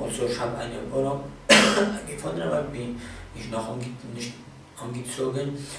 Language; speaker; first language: German; non-native, learner; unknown